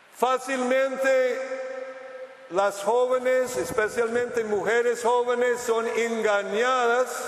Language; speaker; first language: Spanish; non-native, fluent; English